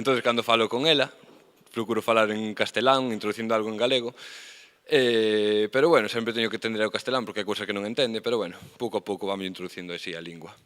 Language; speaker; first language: Galician; native; Galician